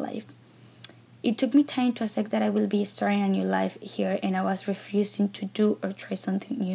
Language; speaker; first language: English; non-native, fluent; Spanish